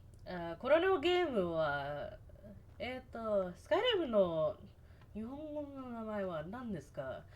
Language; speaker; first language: Japanese; non-native, learner; English